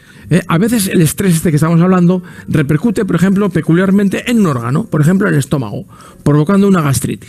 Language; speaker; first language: Spanish; native; Spanish